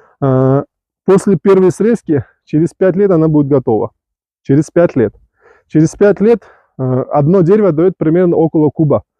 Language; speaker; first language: Russian; non-native, local second language; Uzbek